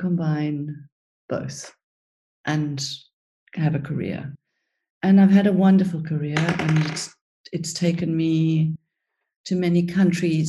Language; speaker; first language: English; early bilingual, other home language; Greek